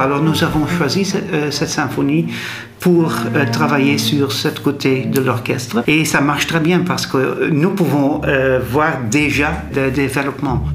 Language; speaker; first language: French; non-native, fluent; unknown